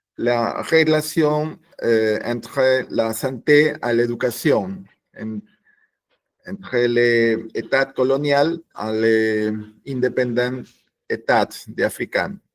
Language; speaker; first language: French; non-native, learner; Spanish